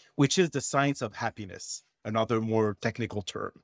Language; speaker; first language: English; non-native, fluent; French